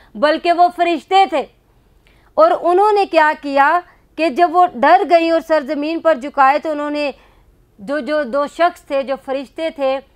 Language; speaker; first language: Urdu; non-native, local second language; Punjabi